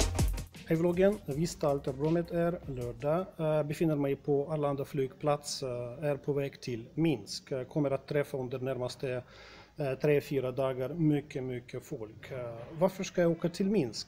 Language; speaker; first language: Swedish; non-native, fluent; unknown